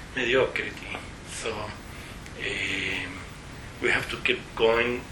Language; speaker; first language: English; non-native, fluent; Spanish